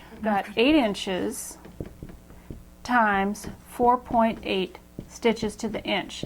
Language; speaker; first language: English; native; English